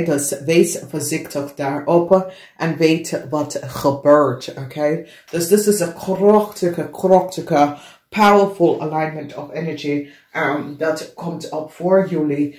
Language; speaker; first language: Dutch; non-native, learner; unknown